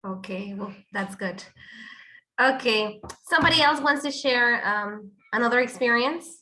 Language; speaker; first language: English; non-native, fluent; Spanish